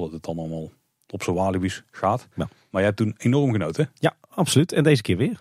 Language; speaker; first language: Dutch; native; Dutch